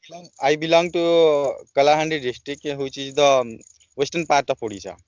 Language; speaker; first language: English; non-native, learner; Odia